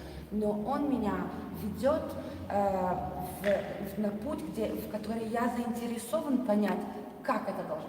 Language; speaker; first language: Russian; non-native, fluent; Italian